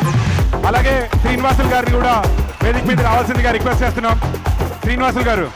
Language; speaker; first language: Telugu; native; Telugu